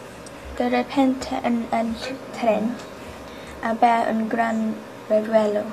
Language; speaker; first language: Spanish; non-native, learner; English